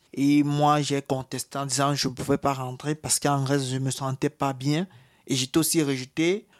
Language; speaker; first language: French; native; French